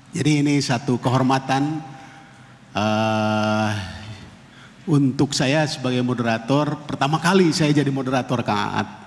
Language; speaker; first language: Indonesian; non-native, local second language; Sundanese